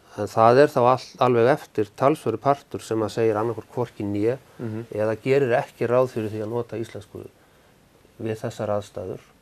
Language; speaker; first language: Icelandic; native; Icelandic